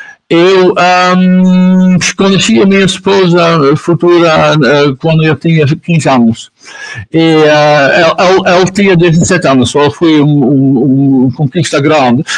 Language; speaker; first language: Portuguese; non-native, learner; Dutch